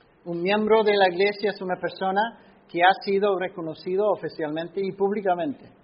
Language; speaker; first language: Spanish; non-native, fluent; English